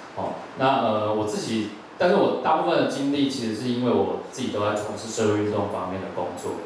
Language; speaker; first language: Chinese; native; Chinese